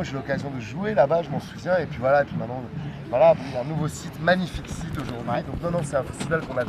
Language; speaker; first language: French; native; French